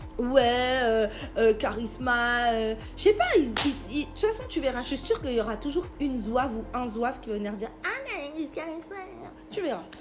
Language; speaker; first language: French; early bilingual, other home language; Lingala